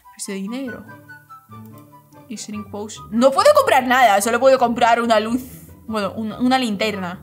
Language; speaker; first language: Spanish; non-native, fluent; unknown